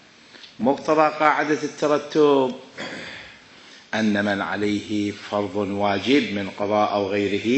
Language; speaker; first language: Arabic; native; Arabic